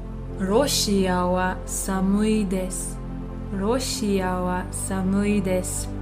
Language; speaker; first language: Japanese; non-native, fluent; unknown